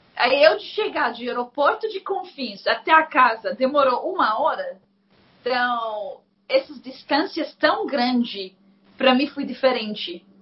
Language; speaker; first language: Portuguese; non-native, fluent; Arabic